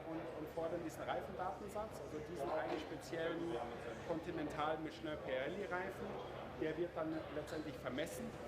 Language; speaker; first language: German; native; German